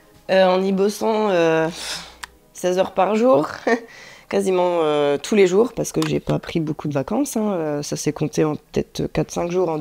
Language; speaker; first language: French; native; French